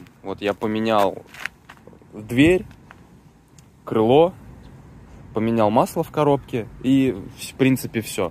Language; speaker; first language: Russian; native; Russian